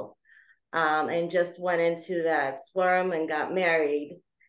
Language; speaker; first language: English; early bilingual, other home language; Russian